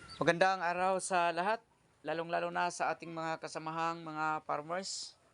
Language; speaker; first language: Filipino; non-native, local second language; Cebuano